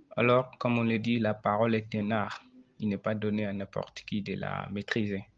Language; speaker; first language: French; non-native, local second language; Bambara